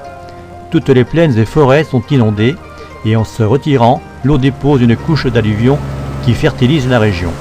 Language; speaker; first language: French; native; French